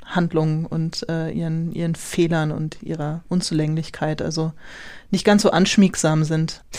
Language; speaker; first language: German; native; German